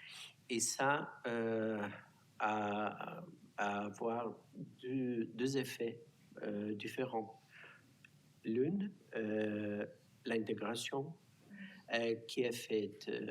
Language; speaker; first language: French; non-native, fluent; Portuguese